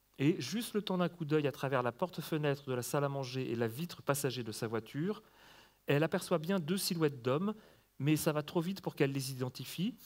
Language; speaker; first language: French; native; French